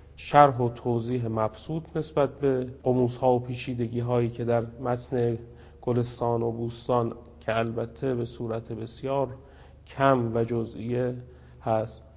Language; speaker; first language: Persian; native; Persian